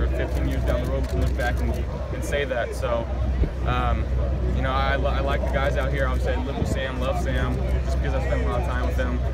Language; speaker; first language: English; native; English